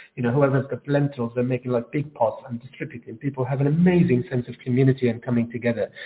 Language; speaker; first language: English; non-native, fluent; Arabic